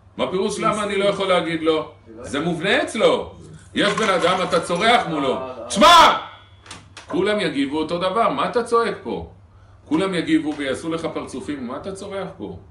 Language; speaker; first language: Hebrew; native; Hebrew